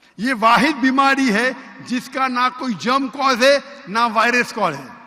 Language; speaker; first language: Urdu; non-native, local second language; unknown